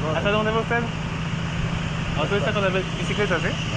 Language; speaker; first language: Spanish; non-native, learner; French